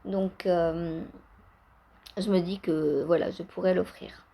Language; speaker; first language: French; native; French